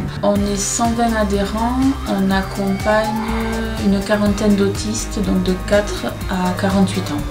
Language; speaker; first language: French; native; French